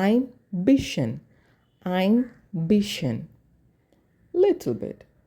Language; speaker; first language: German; non-native, learner; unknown